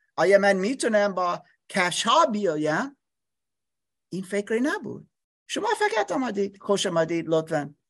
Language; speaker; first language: Persian; non-native, learner; English